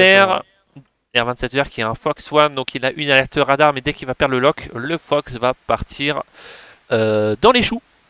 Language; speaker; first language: French; native; French